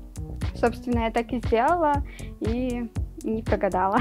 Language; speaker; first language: Russian; native; Russian